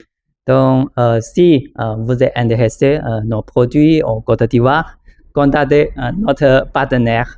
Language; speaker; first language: French; non-native, learner; Chinese